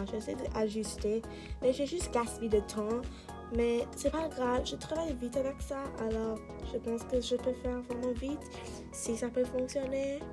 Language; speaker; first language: French; non-native, learner; English